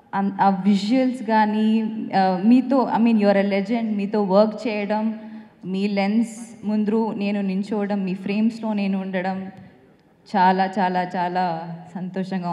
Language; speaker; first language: Telugu; non-native, fluent; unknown